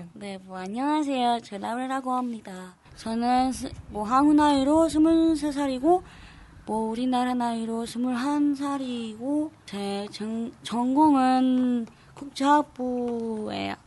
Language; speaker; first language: Korean; non-native, learner; Spanish